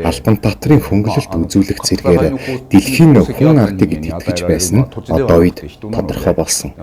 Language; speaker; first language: Mongolian; native; Mongolian